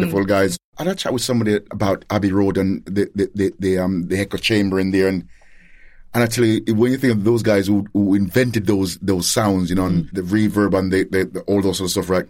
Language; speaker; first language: English; native; English